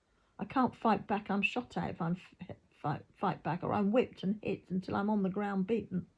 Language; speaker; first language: English; native; English